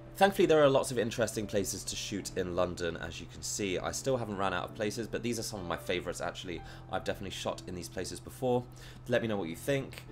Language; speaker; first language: English; native; English